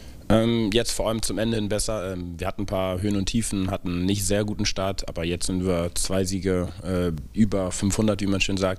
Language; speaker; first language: German; native; German